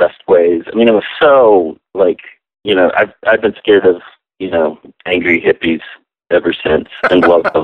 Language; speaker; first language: English; native; English